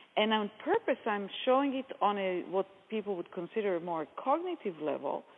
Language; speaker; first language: English; non-native, fluent; Hebrew